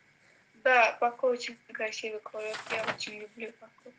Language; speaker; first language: Russian; non-native, learner; Azerbaijani